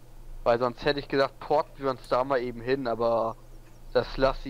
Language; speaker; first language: German; native; German